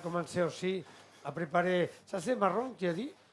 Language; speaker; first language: French; non-native, fluent; Catalan